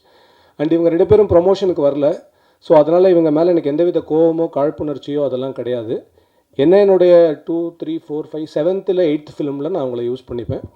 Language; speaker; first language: Tamil; native; Tamil